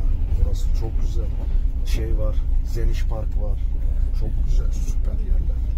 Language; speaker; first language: Turkish; non-native, learner; Kazakh